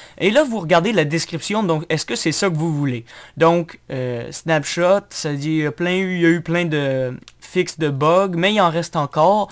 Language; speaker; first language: French; native; French